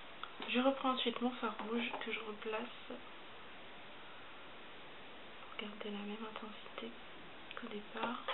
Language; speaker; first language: French; native; French